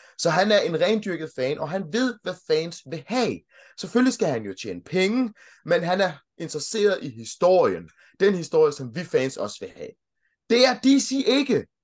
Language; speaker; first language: Danish; early bilingual, other home language; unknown